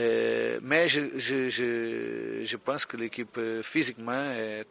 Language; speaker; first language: French; non-native, fluent; Portuguese